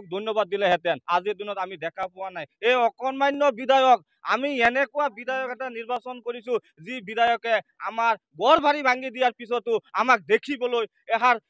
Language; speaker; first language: Assamese; non-native, local second language; Bangla